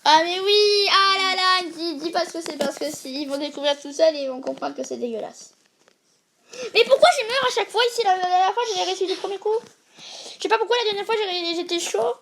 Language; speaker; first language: French; native; French